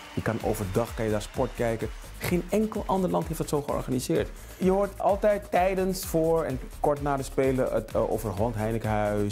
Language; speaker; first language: Dutch; native; Dutch